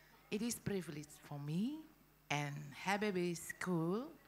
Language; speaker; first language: English; non-native, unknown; Indonesian